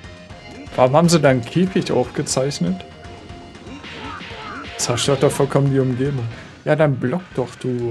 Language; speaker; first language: German; native; German